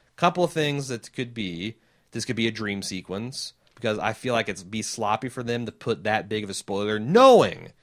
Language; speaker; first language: English; native; English